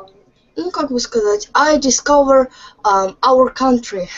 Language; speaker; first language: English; non-native, learner; Russian